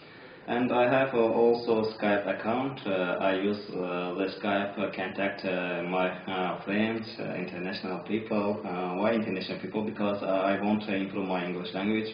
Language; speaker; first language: English; non-native, learner; Azerbaijani